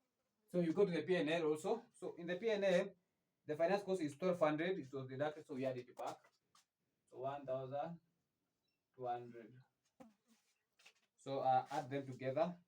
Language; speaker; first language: English; non-native, local second language; Swahili